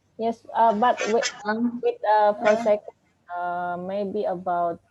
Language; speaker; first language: English; non-native, learner; Indonesian